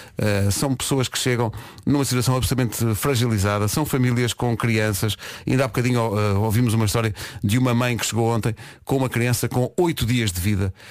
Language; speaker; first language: Portuguese; native; Portuguese